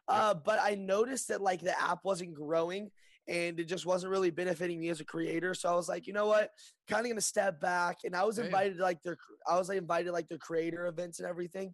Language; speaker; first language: English; native; English